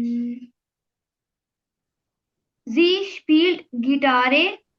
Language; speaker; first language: German; non-native, learner; Urdu